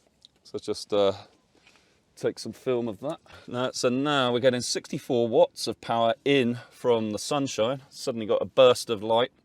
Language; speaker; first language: English; native; English